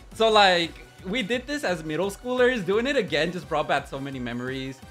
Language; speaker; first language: English; non-native, fluent; Spanish